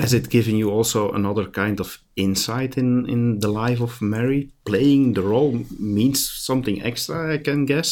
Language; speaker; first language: English; non-native, fluent; Dutch